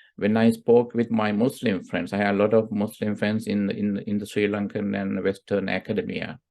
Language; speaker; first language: English; non-native, local second language; Sinhala